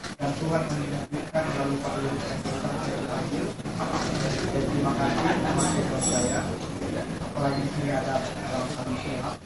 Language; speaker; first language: Indonesian; native; Indonesian